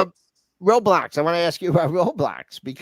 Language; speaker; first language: English; native; English